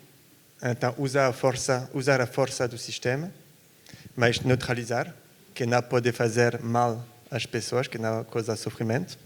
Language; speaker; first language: Portuguese; non-native, fluent; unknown